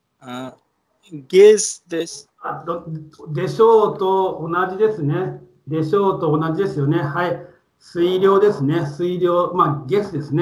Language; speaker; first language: Japanese; non-native, fluent; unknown